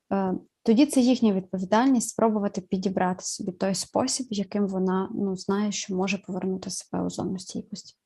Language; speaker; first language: Ukrainian; native; Ukrainian